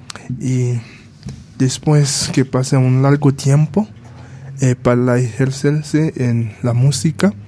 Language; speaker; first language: Spanish; non-native, fluent; Haitian Creole